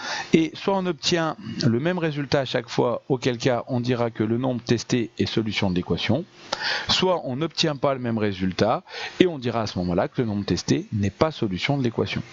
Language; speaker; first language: French; native; French